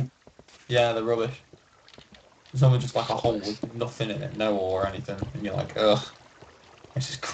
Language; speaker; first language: English; native; English